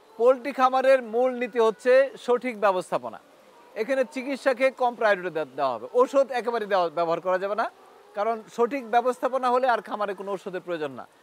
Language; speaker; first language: Bangla; native; Bangla